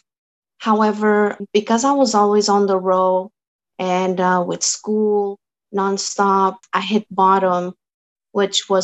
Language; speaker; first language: English; non-native, fluent; Portuguese